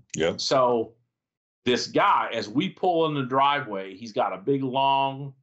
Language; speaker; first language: English; native; English